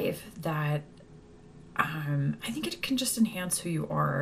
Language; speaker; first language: English; native; English